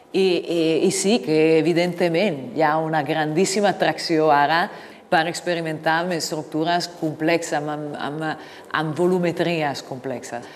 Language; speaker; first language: Catalan; non-native, fluent; Italian